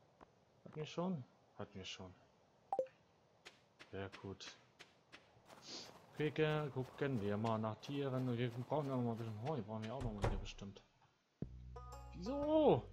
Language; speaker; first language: German; native; German